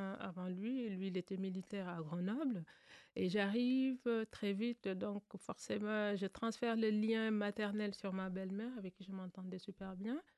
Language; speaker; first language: French; non-native, local second language; Wolof